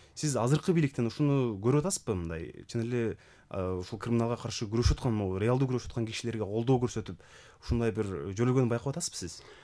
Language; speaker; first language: Kyrgyz; native; Kyrgyz